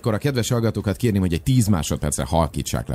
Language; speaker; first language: Hungarian; native; Hungarian